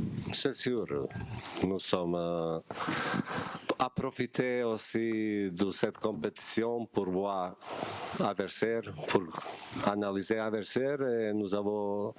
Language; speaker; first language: French; non-native, learner; Bosnian